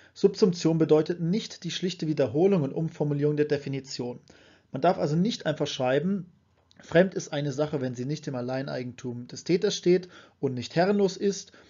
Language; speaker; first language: German; native; German